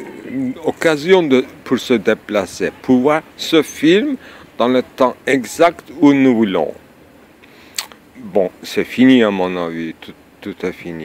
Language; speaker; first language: French; non-native, fluent; Turkish